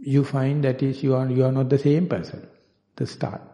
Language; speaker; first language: English; non-native, local second language; Sinhala